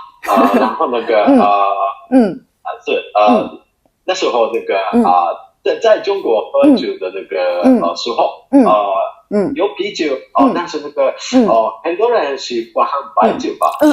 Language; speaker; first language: Chinese; non-native, fluent; Japanese